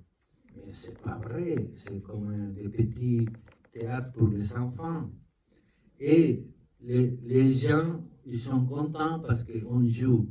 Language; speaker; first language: French; non-native, learner; Spanish